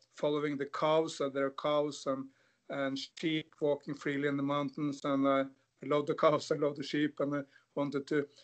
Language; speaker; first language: English; non-native, fluent; Norwegian